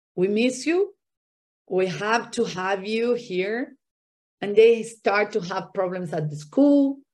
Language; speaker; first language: English; non-native, fluent; Spanish